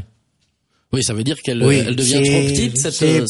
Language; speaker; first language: French; native; French